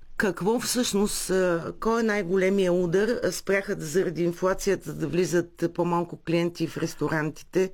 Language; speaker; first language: Bulgarian; native; Bulgarian